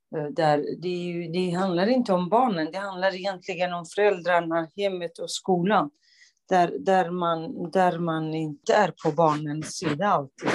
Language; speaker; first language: Swedish; non-native, fluent; Kurdish